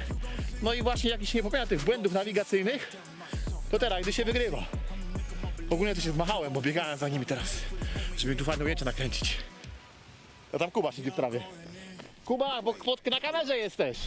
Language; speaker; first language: Polish; native; Polish